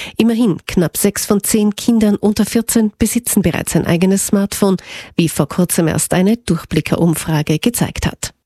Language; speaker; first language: German; native; German